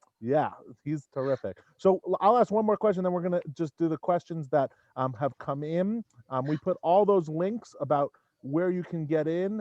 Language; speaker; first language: English; native; English